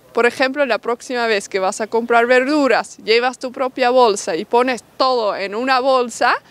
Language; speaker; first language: Spanish; non-native, fluent; Dutch